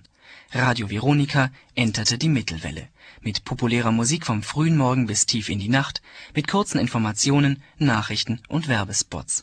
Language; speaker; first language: German; native; German